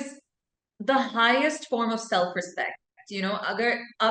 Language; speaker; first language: Hindi; non-native, local second language; English